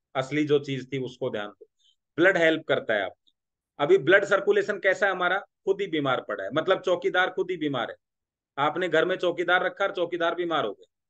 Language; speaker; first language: Hindi; non-native, local second language; Marathi